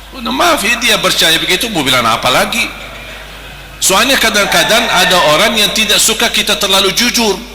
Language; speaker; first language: Malay; non-native, fluent; Arabic